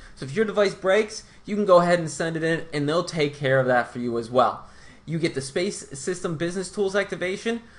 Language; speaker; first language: English; non-native, fluent; Portuguese